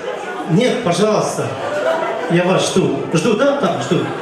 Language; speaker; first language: Russian; non-native, local second language; Kazakh